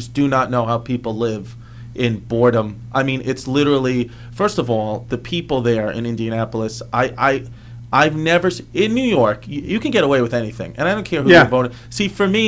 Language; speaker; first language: English; native; English